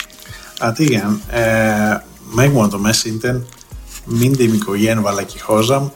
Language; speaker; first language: Hungarian; non-native, learner; Greek